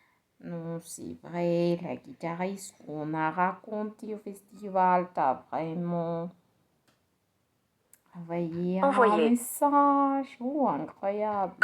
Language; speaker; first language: French; non-native, learner; Spanish